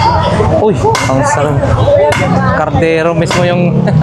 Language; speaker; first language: Filipino; native; Filipino